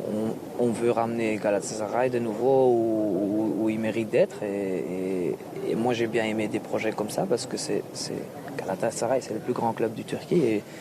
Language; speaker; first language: French; non-native, local second language; Dutch